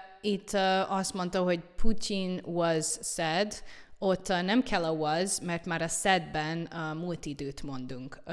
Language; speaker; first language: Hungarian; non-native, fluent; English